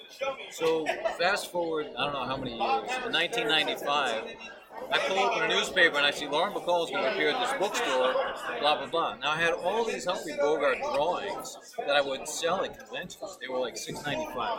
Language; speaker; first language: English; native; English